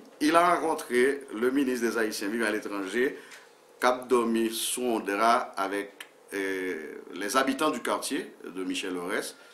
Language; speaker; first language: French; non-native, local second language; Haitian Creole